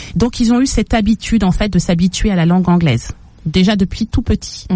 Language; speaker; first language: French; native; French